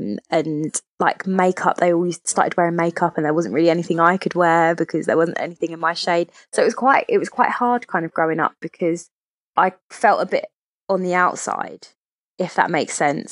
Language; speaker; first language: English; native; English